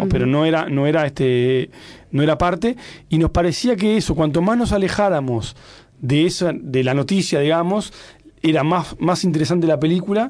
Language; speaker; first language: Spanish; native; Spanish